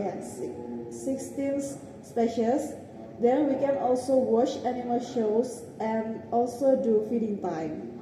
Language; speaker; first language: English; non-native, learner; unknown